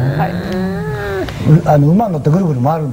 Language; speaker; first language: Japanese; native; Japanese